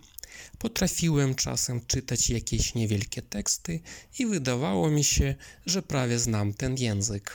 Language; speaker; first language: Polish; non-native, fluent; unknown